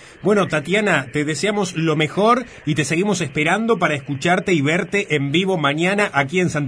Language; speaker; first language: Spanish; native; Spanish